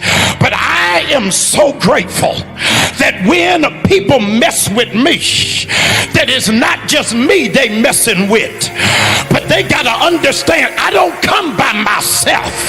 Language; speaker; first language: English; native; English